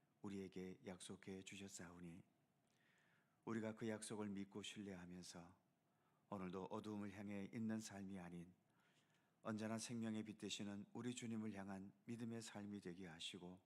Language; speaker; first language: Korean; native; Korean